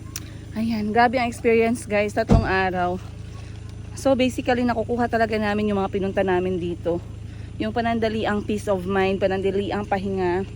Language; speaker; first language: Filipino; non-native, local second language; Cebuano